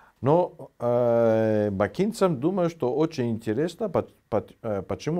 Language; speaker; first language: Russian; non-native, fluent; Greek